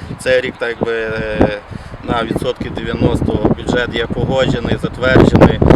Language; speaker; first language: Ukrainian; native; Ukrainian